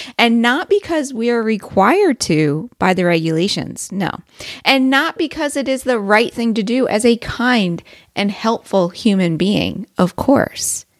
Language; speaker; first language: English; native; English